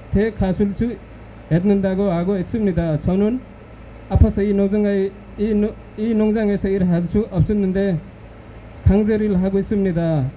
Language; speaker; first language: Korean; non-native, learner; Nepali